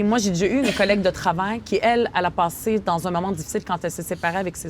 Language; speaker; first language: French; native; French